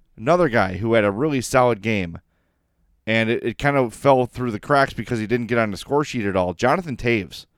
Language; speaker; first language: English; native; English